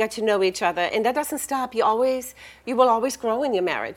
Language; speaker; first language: English; non-native, fluent; German